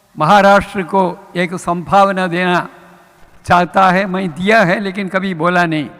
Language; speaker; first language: Hindi; non-native, local second language; Malayalam